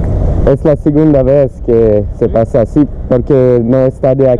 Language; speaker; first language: Spanish; non-native, learner; French